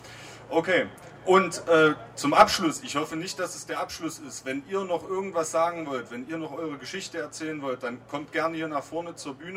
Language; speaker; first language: German; native; German